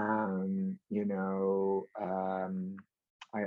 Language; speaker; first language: English; non-native, local second language; Filipino